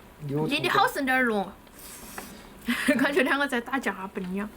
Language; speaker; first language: Chinese; native; Chinese